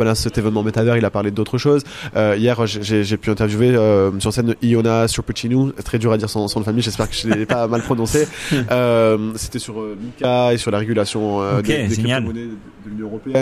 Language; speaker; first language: French; native; French